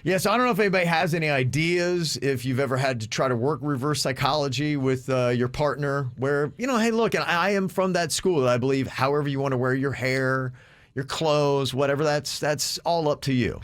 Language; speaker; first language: English; native; English